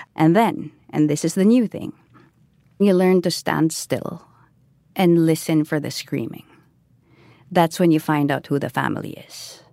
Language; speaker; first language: English; non-native, local second language; Filipino